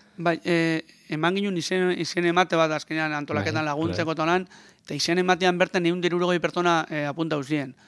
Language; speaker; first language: Basque; native; Basque